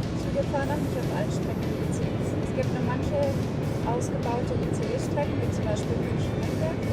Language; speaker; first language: German; native; German